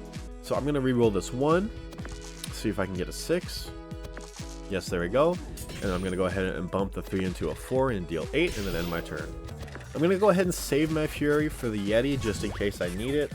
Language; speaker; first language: English; native; English